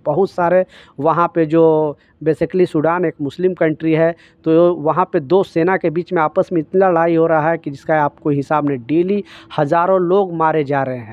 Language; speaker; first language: Hindi; native; Hindi